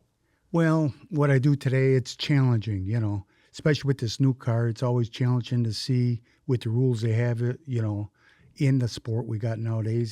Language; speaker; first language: English; native; English